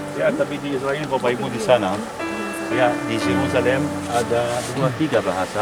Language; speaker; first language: Indonesian; non-native, fluent; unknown